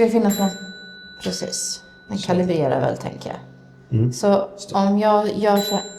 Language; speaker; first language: Swedish; native; Swedish